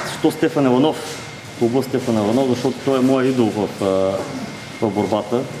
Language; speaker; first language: Bulgarian; native; Bulgarian